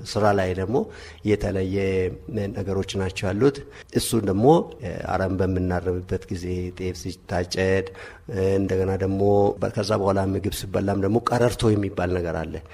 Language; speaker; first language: Amharic; non-native, local second language; Oromo